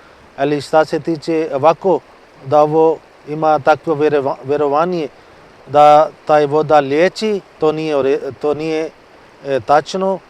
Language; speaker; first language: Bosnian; non-native, learner; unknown